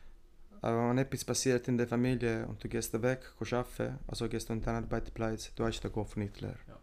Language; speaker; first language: German; non-native, learner; Italian